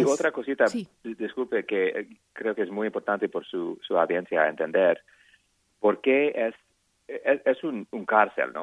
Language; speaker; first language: Spanish; non-native, fluent; English